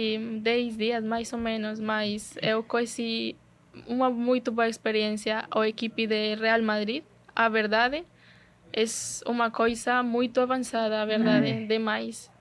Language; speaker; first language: Portuguese; non-native, learner; Spanish